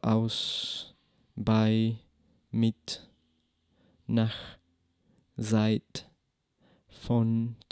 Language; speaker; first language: German; non-native, fluent; Spanish